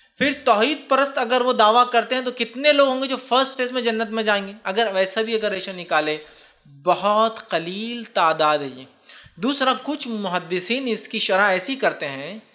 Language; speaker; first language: Urdu; native; Urdu